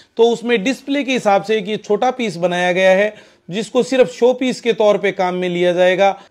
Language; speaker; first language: Hindi; native; Hindi